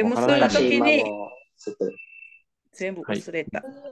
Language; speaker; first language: Japanese; non-native, learner; Indonesian